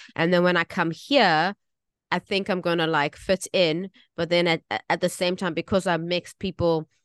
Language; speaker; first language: English; native; English